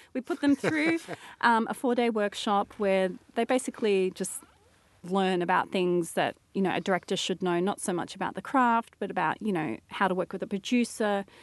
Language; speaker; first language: English; native; English